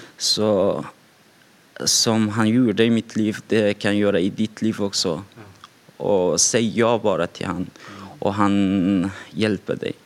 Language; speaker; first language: Swedish; non-native, fluent; Persian